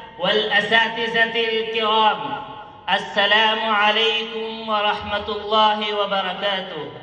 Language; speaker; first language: Arabic; non-native, learner; Urdu